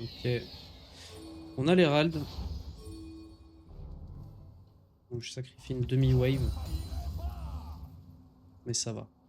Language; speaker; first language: French; native; French